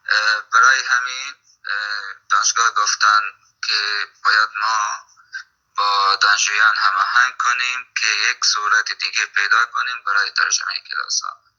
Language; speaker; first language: Persian; non-native, fluent; Arabic